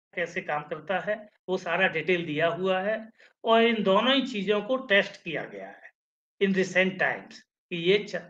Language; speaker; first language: Hindi; native; Hindi